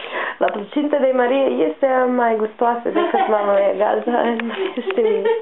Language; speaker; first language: Romanian; non-native, learner; English